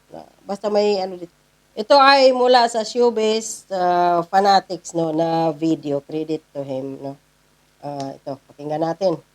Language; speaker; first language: Filipino; non-native, local second language; Cebuano